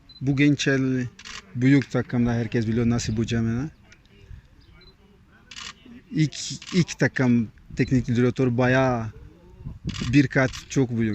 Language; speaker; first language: Turkish; non-native, learner; Portuguese